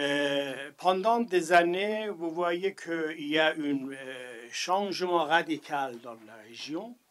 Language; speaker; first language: French; non-native, fluent; Persian